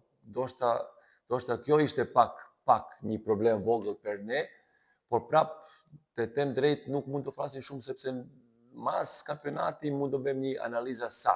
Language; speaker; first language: Albanian; non-native, fluent; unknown